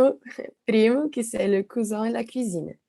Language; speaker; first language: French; non-native, learner; Portuguese